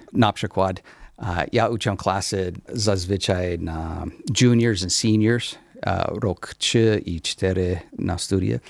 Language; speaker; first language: Polish; non-native, learner; English